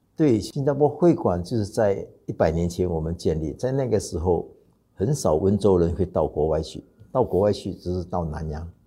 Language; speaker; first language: Chinese; non-native, local second language; Wu Chinese